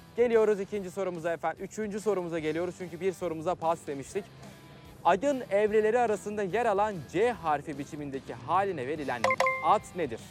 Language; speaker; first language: Turkish; native; Turkish